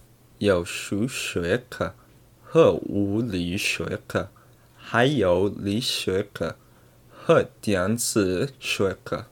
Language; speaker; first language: Chinese; non-native, learner; English